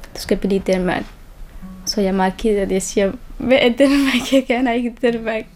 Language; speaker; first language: Danish; non-native, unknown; Somali